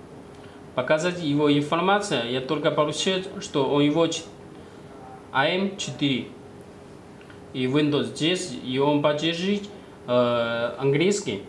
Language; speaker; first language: Russian; non-native, learner; Chinese